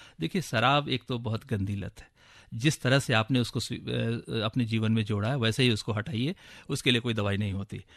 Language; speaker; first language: Hindi; native; Hindi